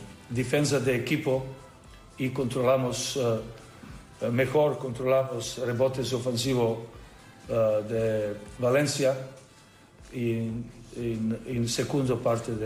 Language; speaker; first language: Spanish; non-native, learner; Serbian